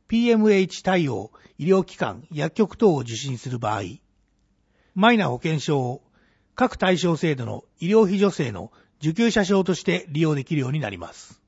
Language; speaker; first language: Japanese; native; Japanese